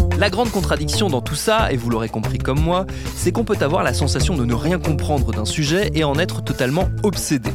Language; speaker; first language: French; native; French